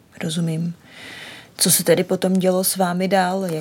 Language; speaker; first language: Czech; native; Czech